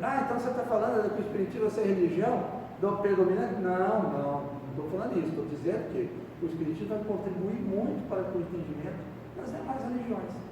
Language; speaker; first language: Portuguese; native; Portuguese